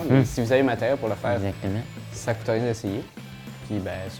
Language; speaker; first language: French; native; French